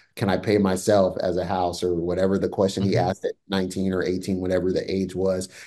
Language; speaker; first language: English; native; English